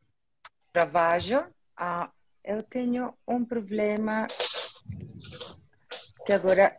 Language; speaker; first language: Portuguese; non-native, learner; Spanish